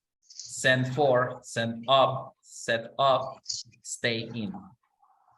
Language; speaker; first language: English; non-native, fluent; Spanish